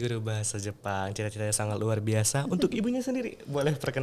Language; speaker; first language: Indonesian; native; Indonesian